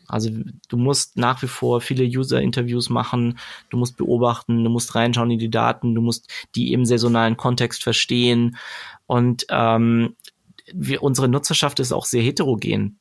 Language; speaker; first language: German; native; German